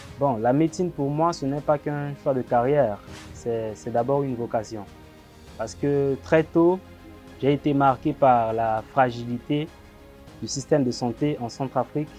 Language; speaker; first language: French; non-native, local second language; Sango